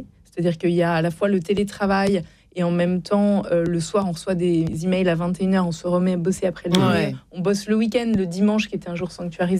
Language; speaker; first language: French; native; French